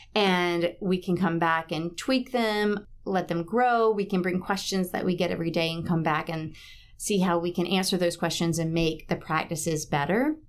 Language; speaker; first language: English; native; English